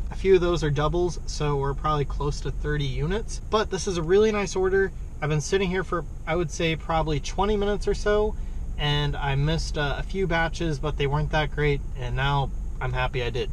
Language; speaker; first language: English; native; English